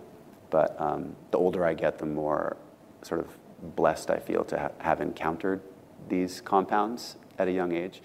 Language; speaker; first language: English; native; English